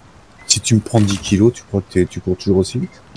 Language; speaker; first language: French; native; French